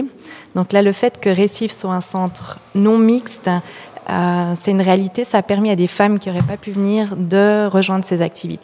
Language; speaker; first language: French; native; French